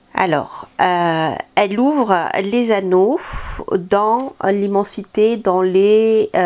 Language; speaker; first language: French; native; French